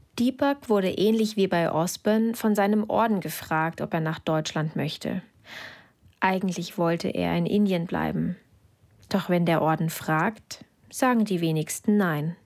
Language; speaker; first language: German; early bilingual, other home language; Malayalam